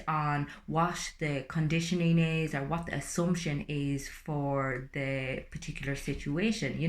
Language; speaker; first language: English; native; English